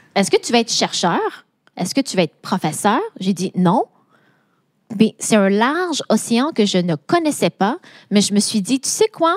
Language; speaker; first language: French; native; French